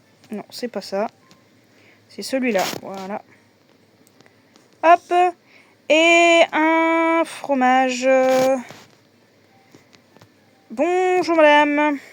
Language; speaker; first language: French; native; French